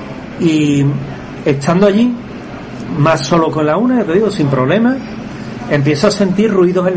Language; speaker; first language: Spanish; native; Spanish